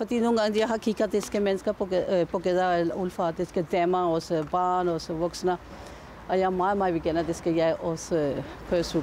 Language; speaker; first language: Danish; non-native, learner; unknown